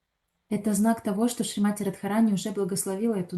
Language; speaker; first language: Russian; native; Russian